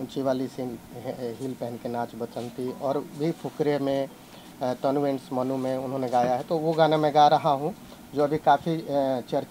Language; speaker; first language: Hindi; native; Hindi